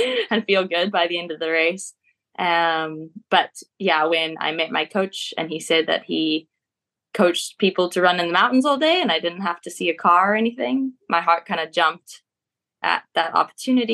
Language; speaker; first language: English; native; English